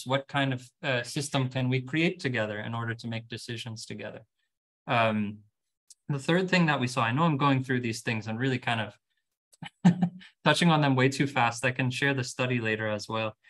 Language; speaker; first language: English; native; English